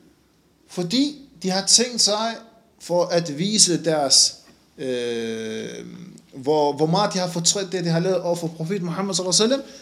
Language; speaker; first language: Danish; non-native, fluent; Arabic